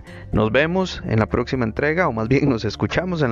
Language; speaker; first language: Spanish; native; Spanish